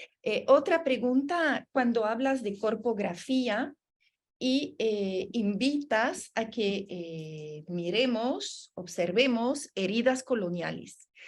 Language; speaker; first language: Spanish; non-native, fluent; French